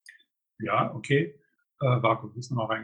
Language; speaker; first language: German; native; German